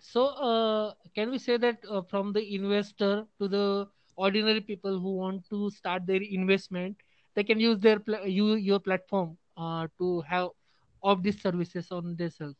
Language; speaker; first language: English; non-native, local second language; Hindi